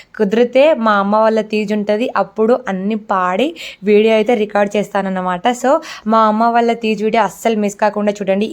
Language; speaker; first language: Telugu; non-native, local second language; Lambadi